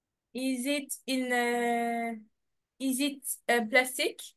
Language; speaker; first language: English; non-native, learner; French